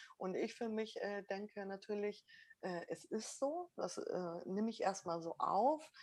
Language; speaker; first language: German; early bilingual, other home language; Arabic